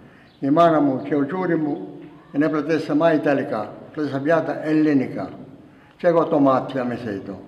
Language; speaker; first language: Greek; early bilingual, heritage; Greek